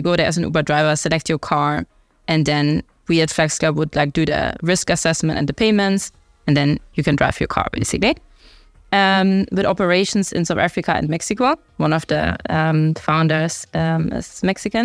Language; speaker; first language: English; non-native, fluent; German